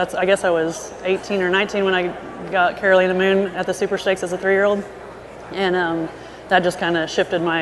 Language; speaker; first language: English; native; English